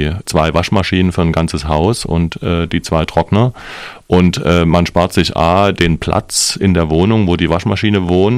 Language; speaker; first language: German; native; German